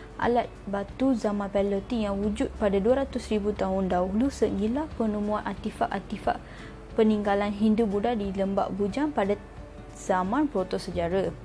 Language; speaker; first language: Malay; non-native, local second language; Tamil